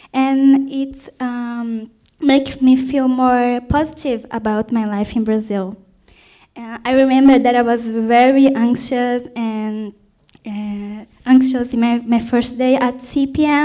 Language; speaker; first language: English; non-native, fluent; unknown